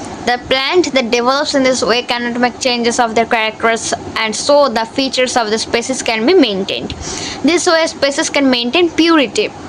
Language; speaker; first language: English; non-native, local second language; Bangla